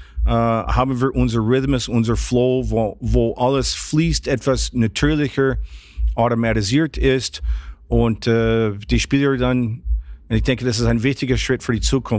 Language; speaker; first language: German; non-native, fluent; English